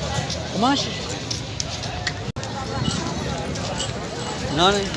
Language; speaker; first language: Arabic; non-native, learner; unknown